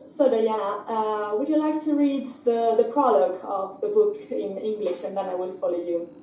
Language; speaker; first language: English; non-native, fluent; Italian